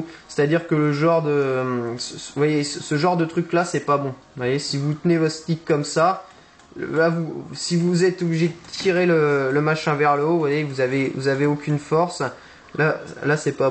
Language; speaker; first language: French; native; French